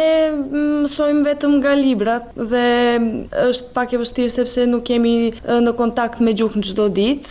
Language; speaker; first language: Albanian; non-native, fluent; Serbian